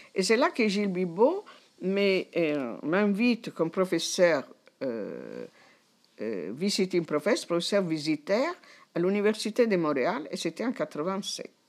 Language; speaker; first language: French; non-native, fluent; Italian